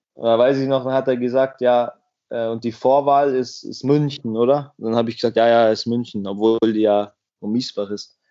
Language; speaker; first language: German; native; German